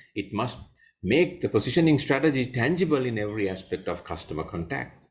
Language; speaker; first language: English; non-native, local second language; Sinhala